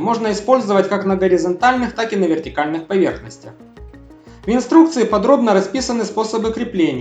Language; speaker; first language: Russian; native; Russian